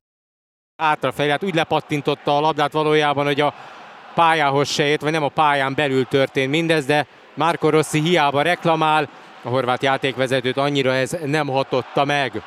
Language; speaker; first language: Hungarian; native; Hungarian